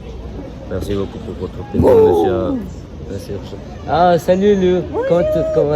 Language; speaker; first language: French; non-native, learner; Spanish